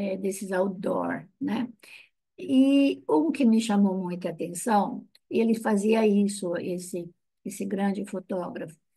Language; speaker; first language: Portuguese; non-native, fluent; Italian